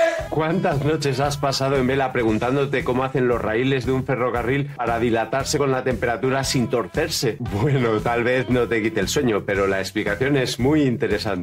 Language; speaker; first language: Spanish; native; Spanish